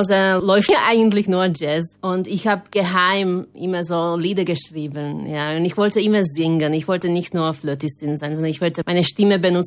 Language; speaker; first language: German; non-native, fluent; Slovak